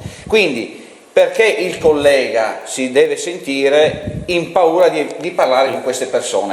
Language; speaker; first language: Italian; native; Italian